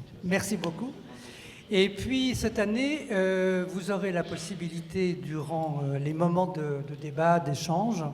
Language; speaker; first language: French; native; French